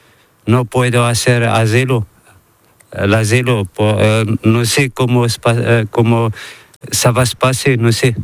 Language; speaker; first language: Spanish; non-native, learner; Arabic